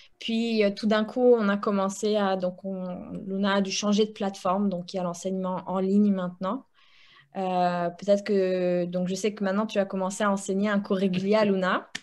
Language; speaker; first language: French; native; French